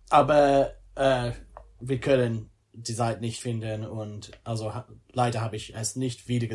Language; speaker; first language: German; non-native, learner; English